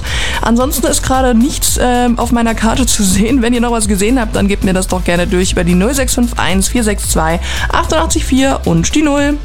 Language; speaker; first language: German; native; German